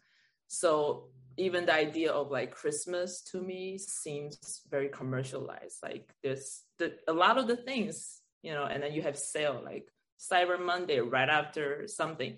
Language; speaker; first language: English; non-native, fluent; Chinese